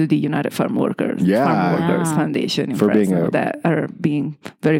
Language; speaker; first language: English; non-native, fluent; Italian